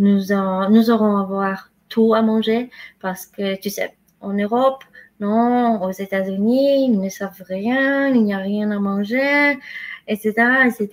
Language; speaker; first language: French; non-native, fluent; Polish